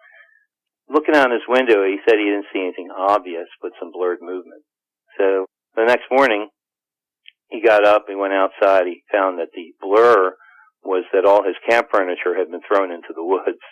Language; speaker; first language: English; native; English